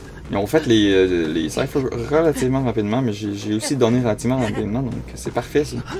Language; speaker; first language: French; native; French